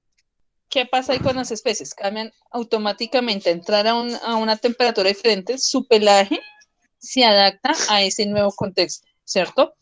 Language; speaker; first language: Spanish; native; Spanish